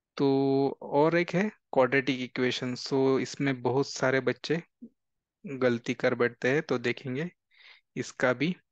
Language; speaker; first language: Hindi; non-native, local second language; Marathi